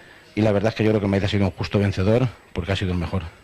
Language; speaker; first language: Spanish; native; Spanish